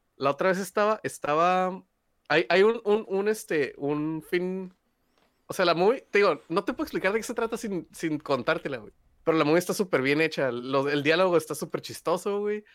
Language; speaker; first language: Spanish; native; Spanish